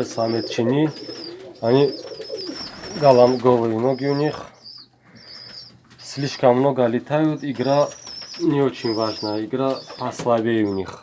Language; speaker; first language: Russian; non-native, local second language; Tajik